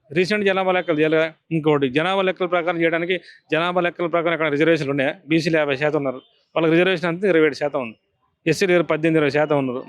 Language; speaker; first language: Telugu; native; Telugu